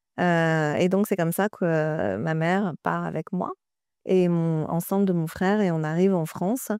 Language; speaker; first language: French; early bilingual, other home language; Persian